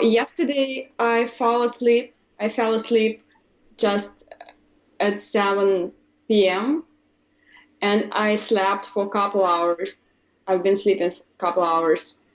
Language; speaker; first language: English; non-native, fluent; Russian